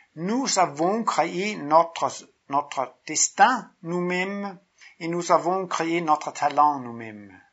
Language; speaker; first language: French; non-native, fluent; Danish